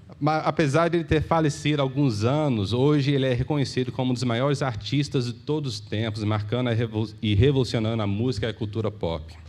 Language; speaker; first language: Portuguese; early bilingual, heritage; English